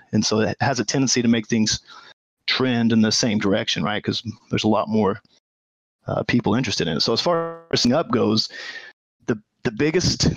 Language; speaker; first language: English; native; English